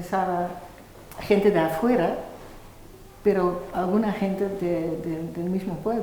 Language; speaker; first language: Spanish; non-native, fluent; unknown